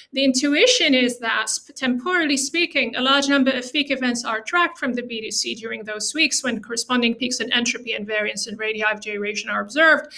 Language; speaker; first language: English; non-native, fluent; Arabic